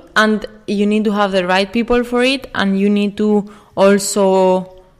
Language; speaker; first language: English; non-native, fluent; Spanish